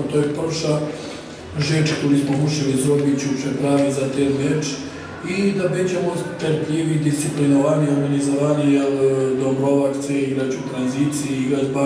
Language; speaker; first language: Polish; non-native, learner; Serbian